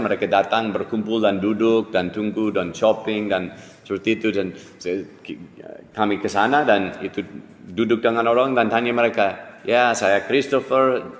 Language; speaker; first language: Indonesian; non-native, fluent; English